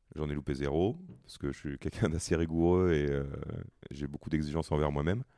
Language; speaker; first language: French; native; French